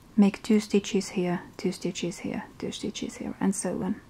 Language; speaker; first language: English; non-native, fluent; Finnish